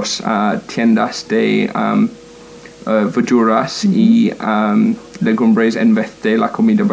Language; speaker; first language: Spanish; non-native, learner; English